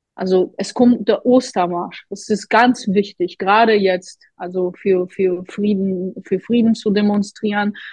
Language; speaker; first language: German; non-native, fluent; Polish